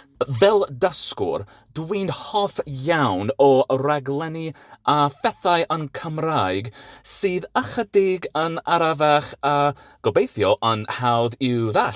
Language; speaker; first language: Welsh; non-native, learner; English